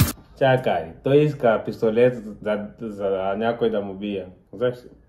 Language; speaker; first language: Bulgarian; non-native, learner; Portuguese